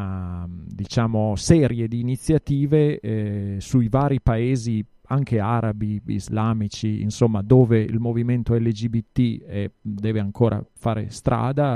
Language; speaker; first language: Italian; native; Italian